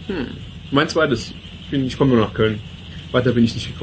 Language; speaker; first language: German; native; German